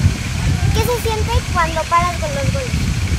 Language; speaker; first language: Spanish; native; Spanish